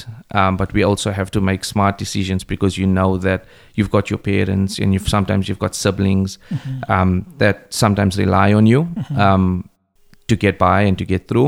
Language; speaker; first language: English; native; English